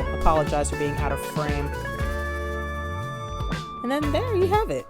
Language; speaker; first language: English; native; English